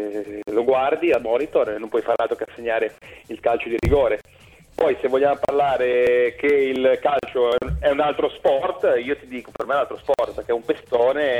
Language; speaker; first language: Italian; native; Italian